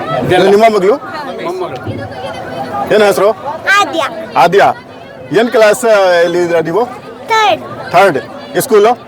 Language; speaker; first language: Kannada; non-native, learner; Hindi